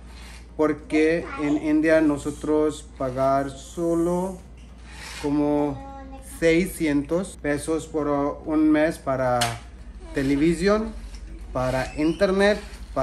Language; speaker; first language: Spanish; non-native, learner; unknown